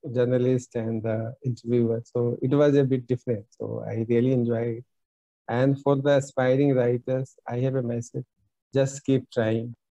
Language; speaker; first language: English; non-native, local second language; Bhojpuri